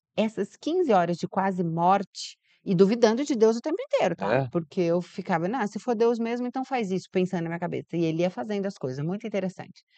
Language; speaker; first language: Portuguese; native; Portuguese